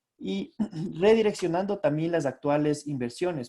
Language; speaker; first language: Spanish; native; Spanish